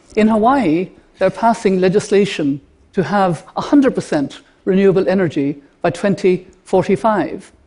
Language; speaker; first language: English; native; English